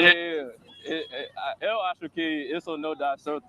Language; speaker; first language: Portuguese; non-native, learner; English